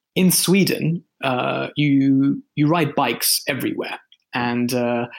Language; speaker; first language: English; early bilingual, other home language; Hindi